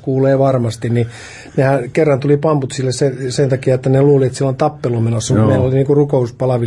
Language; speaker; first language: Finnish; native; Finnish